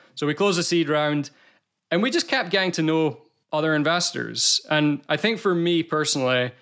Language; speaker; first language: English; native; English